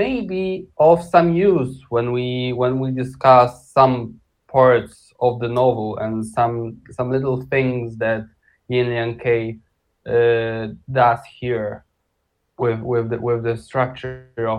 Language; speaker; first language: English; non-native, fluent; Polish